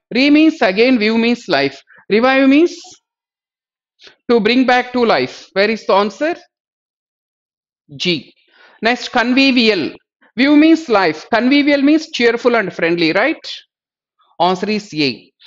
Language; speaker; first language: English; non-native, local second language; Telugu